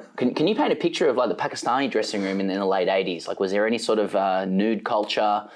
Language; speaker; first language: English; native; English